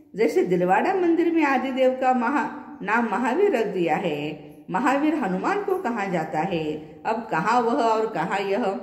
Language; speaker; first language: Hindi; non-native, local second language; Marathi